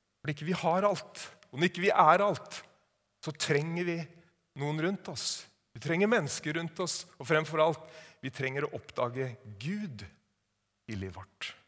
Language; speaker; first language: Norwegian; native; Norwegian